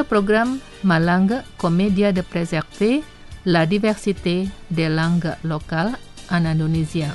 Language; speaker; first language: French; non-native, fluent; Indonesian